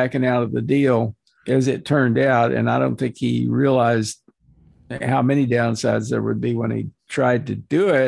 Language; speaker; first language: English; native; English